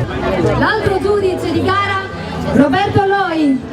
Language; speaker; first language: Italian; native; Italian